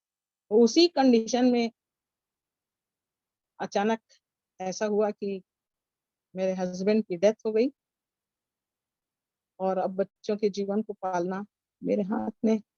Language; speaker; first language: Hindi; native; Hindi